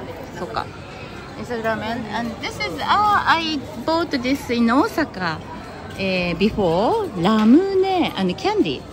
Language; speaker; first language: English; non-native, learner; Japanese